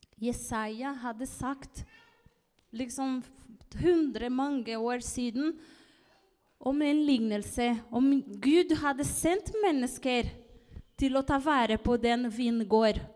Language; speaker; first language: Norwegian; non-native, fluent; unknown